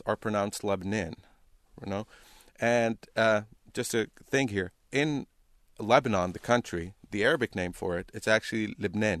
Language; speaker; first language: English; non-native, fluent; Arabic